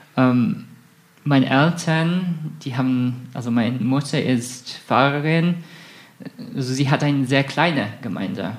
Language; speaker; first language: German; non-native, fluent; English